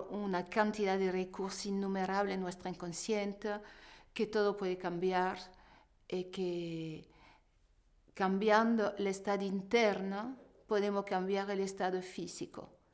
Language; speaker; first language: Spanish; non-native, fluent; French